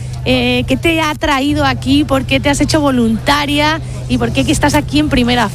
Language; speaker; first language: Spanish; native; Spanish